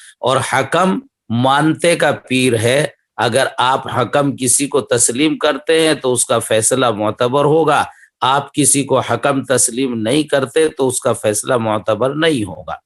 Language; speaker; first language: Urdu; native; Urdu